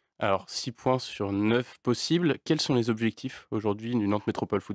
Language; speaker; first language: French; native; French